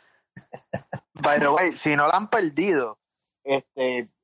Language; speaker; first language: Spanish; native; Spanish